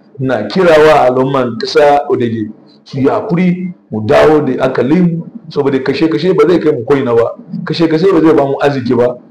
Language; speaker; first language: Hausa; non-native, local second language; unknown